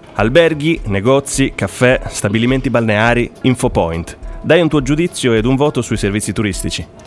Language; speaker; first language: Italian; native; Italian